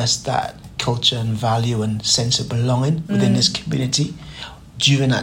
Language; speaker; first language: English; native; English